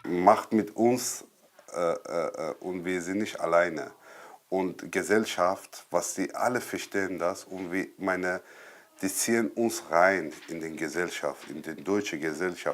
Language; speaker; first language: German; non-native, learner; Korean